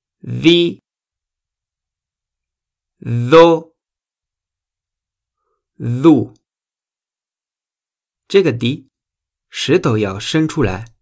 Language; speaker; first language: Chinese; non-native, fluent; Spanish